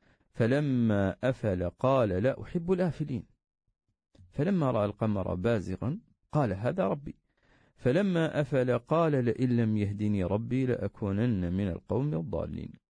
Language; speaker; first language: Arabic; native; Arabic